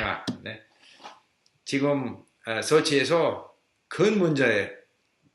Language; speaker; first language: Korean; non-native, learner; English